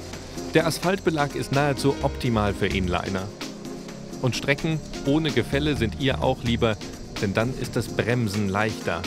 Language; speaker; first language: German; native; German